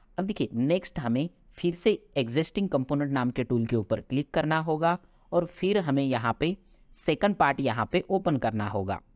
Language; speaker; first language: Hindi; non-native, local second language; Marathi